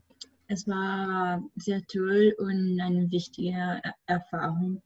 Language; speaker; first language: German; non-native, learner; Spanish